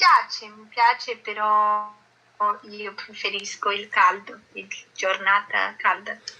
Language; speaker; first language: Italian; non-native, learner; Portuguese